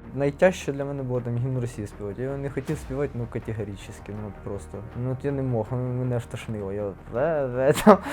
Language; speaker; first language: Ukrainian; native; Ukrainian